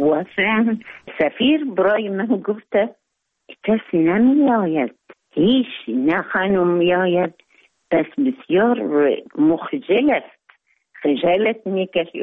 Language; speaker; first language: Persian; non-native, learner; Arabic